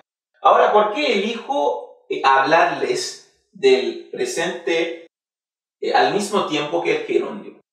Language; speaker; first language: Spanish; non-native, fluent; Haitian Creole